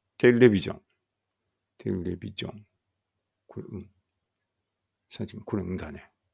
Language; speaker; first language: Japanese; native; Japanese